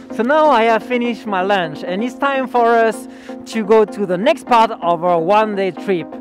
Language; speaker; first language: English; non-native, fluent; French